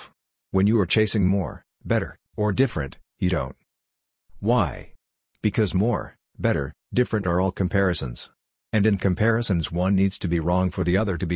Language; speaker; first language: English; non-native, fluent; Hungarian